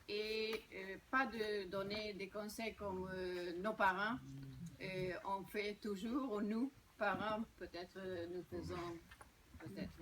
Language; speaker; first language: French; non-native, fluent; Spanish